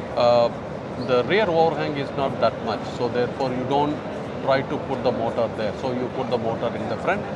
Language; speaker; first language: English; non-native, local second language; Tamil